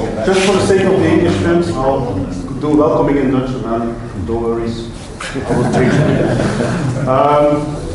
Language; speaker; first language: English; non-native, fluent; Dutch